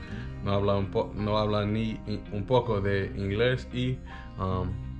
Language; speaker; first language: Spanish; non-native, learner; English